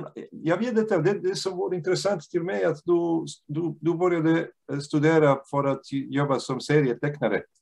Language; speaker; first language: Swedish; non-native, fluent; Bosnian